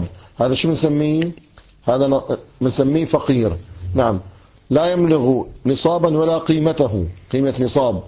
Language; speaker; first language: Arabic; native; Arabic